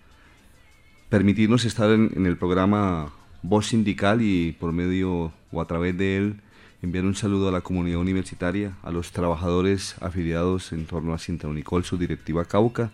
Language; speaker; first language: Spanish; native; Spanish